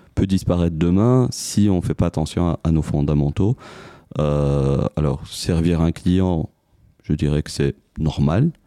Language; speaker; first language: French; non-native, local second language; Arabic